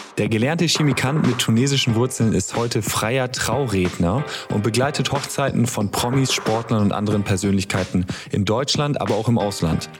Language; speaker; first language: German; native; German